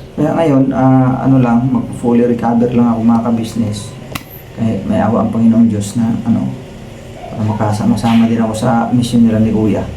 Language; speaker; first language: Filipino; non-native, local second language; Cebuano